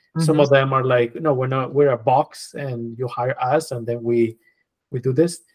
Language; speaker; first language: English; non-native, fluent; Spanish